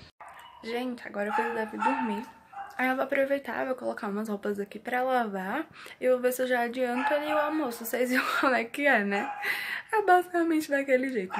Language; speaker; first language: Portuguese; native; Portuguese